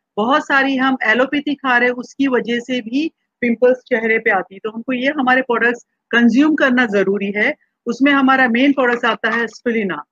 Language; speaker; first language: Hindi; non-native, local second language; Marathi